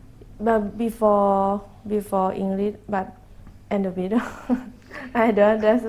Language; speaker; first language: English; non-native, learner; Thai